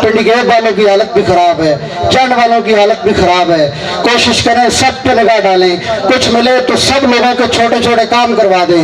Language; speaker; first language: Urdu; non-native, local second language; Punjabi